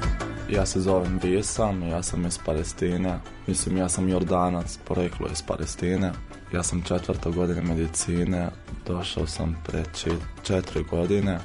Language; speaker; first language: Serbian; non-native, fluent; Arabic